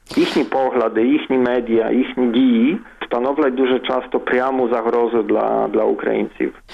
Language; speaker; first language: Ukrainian; early bilingual, heritage; Ukrainian